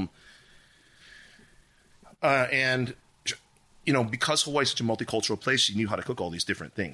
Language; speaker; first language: English; native; English